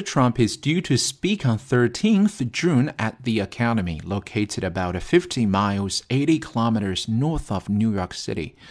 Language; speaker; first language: English; non-native, fluent; Chinese